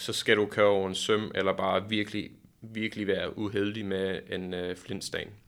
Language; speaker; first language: Danish; non-native, fluent; English